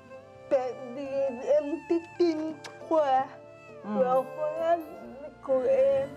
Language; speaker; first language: Vietnamese; early bilingual, heritage; Vietnamese